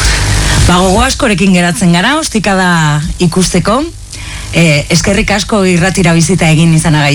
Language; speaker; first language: Basque; native; Basque